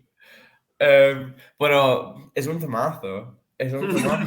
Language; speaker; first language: Spanish; non-native, fluent; Serbian